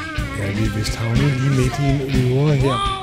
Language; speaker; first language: Danish; native; Danish